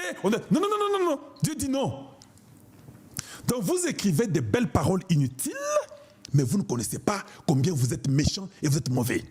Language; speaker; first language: French; non-native, local second language; Lingala